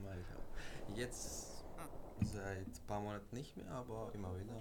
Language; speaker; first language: German; non-native, fluent; Greek